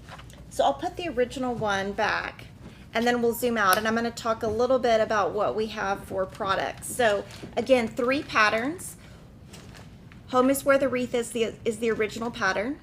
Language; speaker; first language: English; native; English